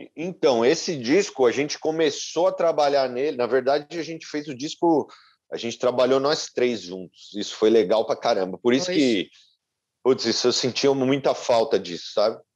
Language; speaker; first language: Portuguese; native; Portuguese